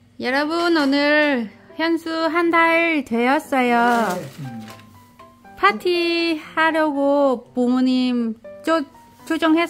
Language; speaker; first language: Korean; non-native, learner; Vietnamese